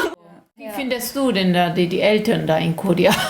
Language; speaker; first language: German; non-native, learner; Korean